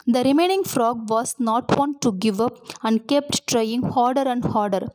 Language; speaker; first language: English; non-native, local second language; Tamil